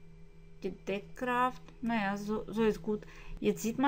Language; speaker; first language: German; non-native, fluent; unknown